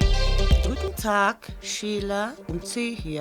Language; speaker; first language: German; non-native, fluent; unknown